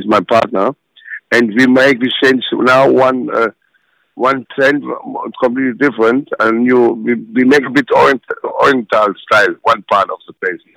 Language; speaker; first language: English; non-native, fluent; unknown